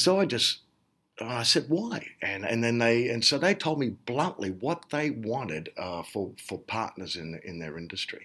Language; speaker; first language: English; native; English